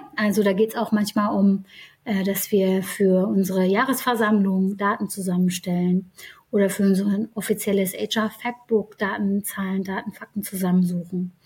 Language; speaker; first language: German; early bilingual, other home language; Turkish